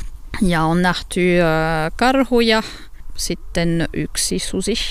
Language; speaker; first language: Finnish; non-native, learner; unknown